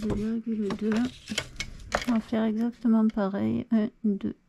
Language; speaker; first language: French; native; French